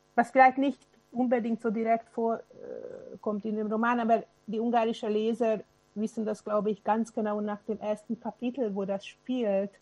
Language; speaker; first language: German; non-native, fluent; Hungarian